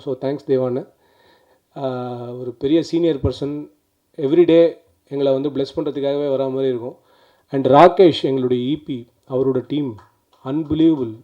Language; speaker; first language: Tamil; native; Tamil